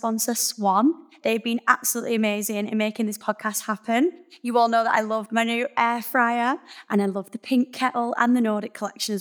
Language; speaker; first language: English; native; English